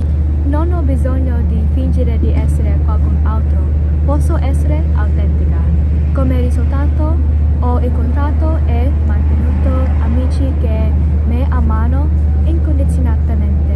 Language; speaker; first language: Italian; non-native, learner; English